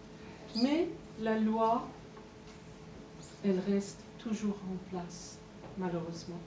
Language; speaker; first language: French; non-native, fluent; Persian